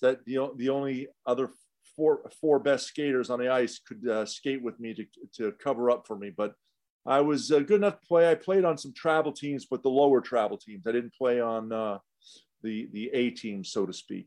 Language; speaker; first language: English; native; English